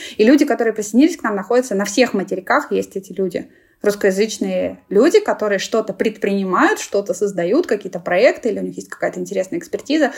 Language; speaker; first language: Russian; native; Russian